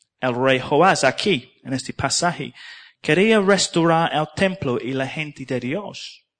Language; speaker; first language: Spanish; non-native, learner; English